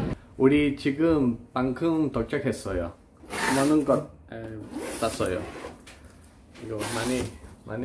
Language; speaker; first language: Korean; non-native, learner; Spanish